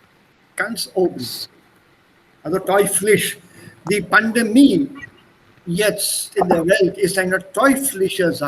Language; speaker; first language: German; non-native, fluent; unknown